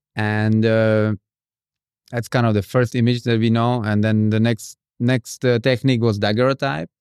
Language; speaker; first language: English; non-native, fluent; Czech